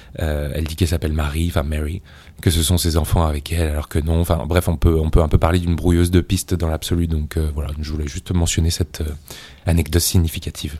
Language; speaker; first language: French; native; French